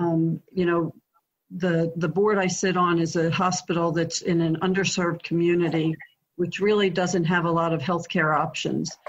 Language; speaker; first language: English; native; English